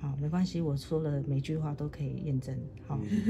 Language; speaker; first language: Chinese; native; Chinese